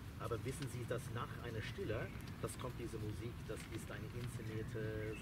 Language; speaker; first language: German; non-native, fluent; English